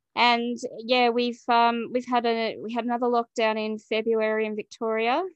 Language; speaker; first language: English; native; English